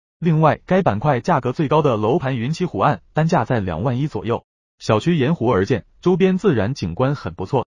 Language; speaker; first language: Chinese; native; Chinese